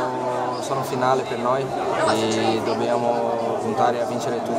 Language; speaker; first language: Italian; non-native, fluent; Portuguese